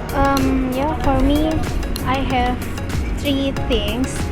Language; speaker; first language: English; non-native, learner; Indonesian